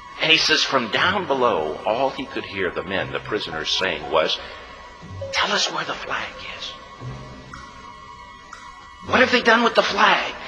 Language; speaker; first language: English; native; English